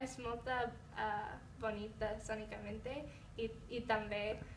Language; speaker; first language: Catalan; non-native, learner; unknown